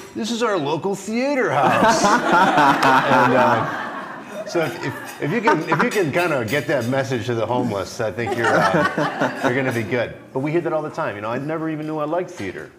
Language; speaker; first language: English; native; English